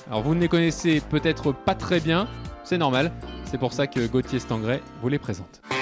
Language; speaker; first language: French; native; French